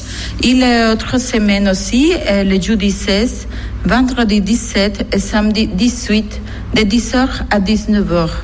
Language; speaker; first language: French; non-native, learner; Spanish